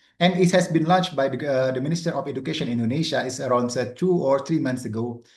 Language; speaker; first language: English; non-native, learner; Indonesian